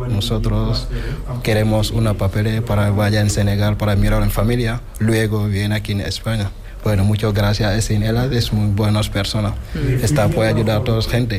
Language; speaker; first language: Spanish; non-native, learner; Wolof